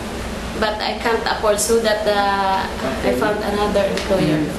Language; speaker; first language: English; non-native, learner; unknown